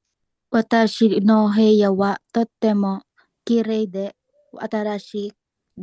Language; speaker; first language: Japanese; non-native, learner; Filipino